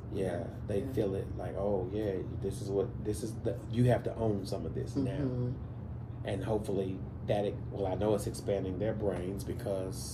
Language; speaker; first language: English; native; English